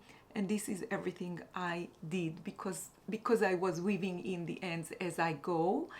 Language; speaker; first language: English; non-native, fluent; Hebrew